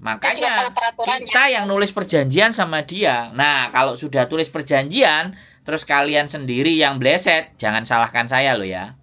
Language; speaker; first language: Indonesian; non-native, local second language; Javanese